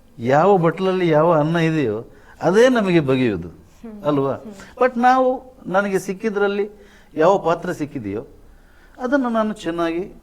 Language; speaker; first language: Kannada; non-native, local second language; Tulu